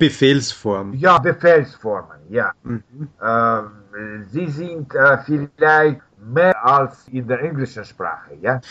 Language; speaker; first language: German; non-native, learner; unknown